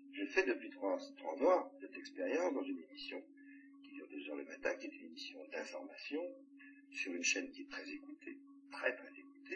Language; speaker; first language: French; native; French